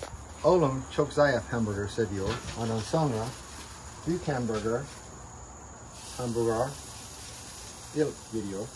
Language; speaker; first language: Turkish; non-native, learner; English